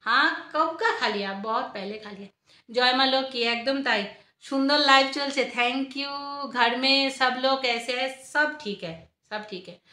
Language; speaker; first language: Hindi; non-native, local second language; Bangla